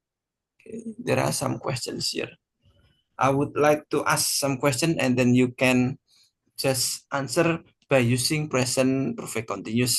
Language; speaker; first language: English; non-native, fluent; Indonesian